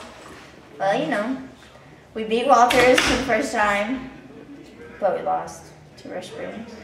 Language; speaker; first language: English; native; English